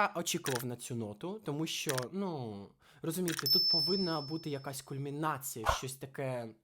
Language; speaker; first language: Ukrainian; non-native, fluent; Russian